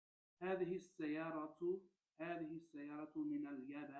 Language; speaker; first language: Arabic; non-native, learner; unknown